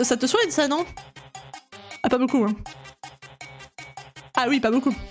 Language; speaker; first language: French; native; French